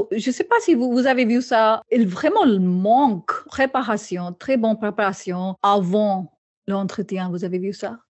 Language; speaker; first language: French; non-native, learner; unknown